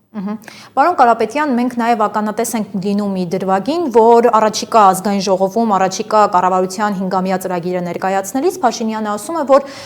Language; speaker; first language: Armenian; native; Armenian